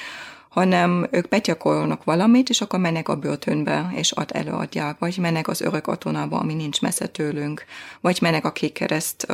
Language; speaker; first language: Hungarian; non-native, fluent; German